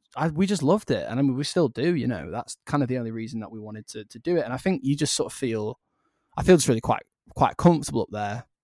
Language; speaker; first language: English; native; English